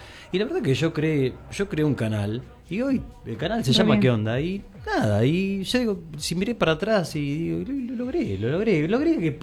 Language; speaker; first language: Spanish; native; Spanish